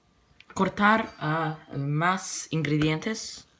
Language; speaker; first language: Spanish; non-native, learner; English